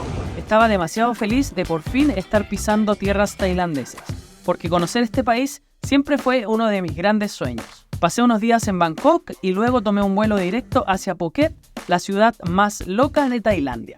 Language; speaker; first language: Spanish; native; Spanish